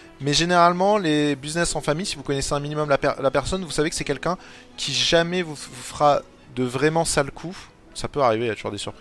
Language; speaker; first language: French; native; French